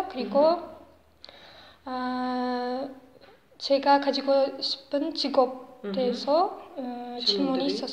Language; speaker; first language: Korean; non-native, learner; Uzbek